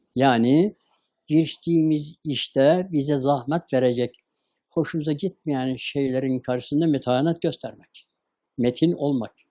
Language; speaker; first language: Turkish; native; Turkish